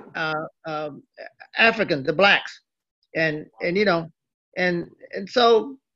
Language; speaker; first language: English; early bilingual, other home language; Japanese